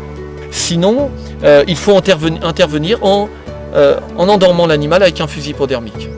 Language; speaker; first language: French; native; French